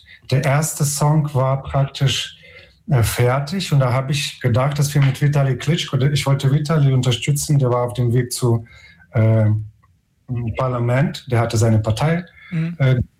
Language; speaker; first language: German; non-native, fluent; Ukrainian